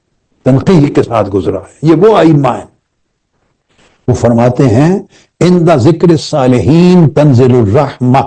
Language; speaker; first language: Urdu; native; Urdu